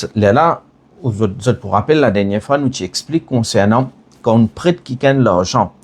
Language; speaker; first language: French; non-native, learner; Morisyen